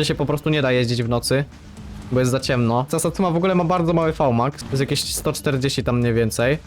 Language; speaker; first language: Polish; native; Polish